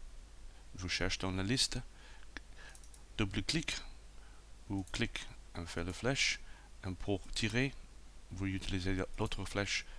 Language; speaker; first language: French; non-native, fluent; English